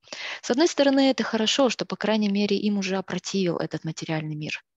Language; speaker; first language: Russian; native; Russian